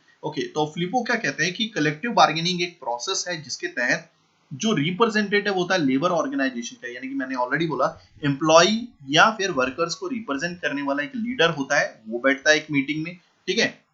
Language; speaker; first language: Hindi; native; Hindi